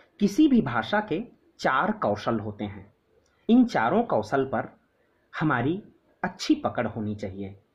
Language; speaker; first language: Hindi; native; Hindi